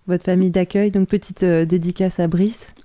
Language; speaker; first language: French; native; French